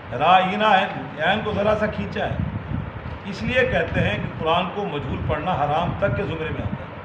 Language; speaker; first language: Urdu; non-native, local second language; Punjabi